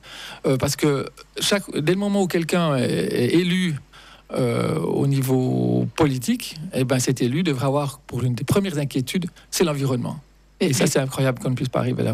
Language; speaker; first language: French; native; French